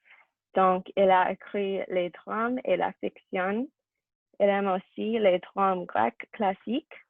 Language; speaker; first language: French; non-native, learner; English